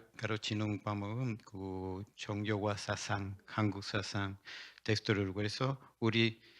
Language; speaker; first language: Korean; non-native, learner; Spanish